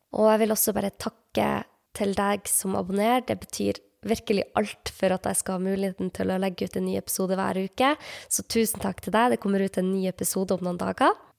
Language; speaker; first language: Norwegian; native; Norwegian